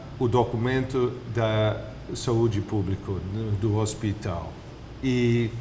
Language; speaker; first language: Portuguese; non-native, fluent; English